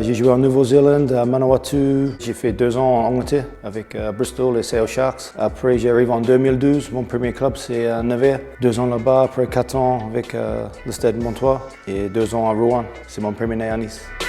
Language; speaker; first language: French; non-native, learner; English